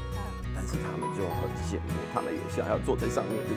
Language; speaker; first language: Chinese; non-native, fluent; Swedish